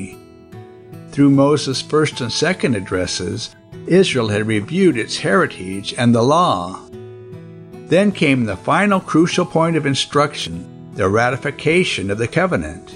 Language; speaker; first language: English; non-native, local second language; Yoruba